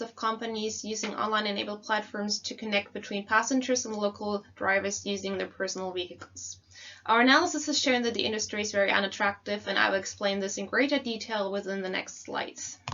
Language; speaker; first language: English; non-native, fluent; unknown